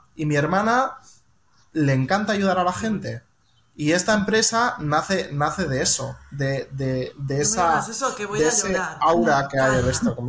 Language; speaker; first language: Spanish; native; Spanish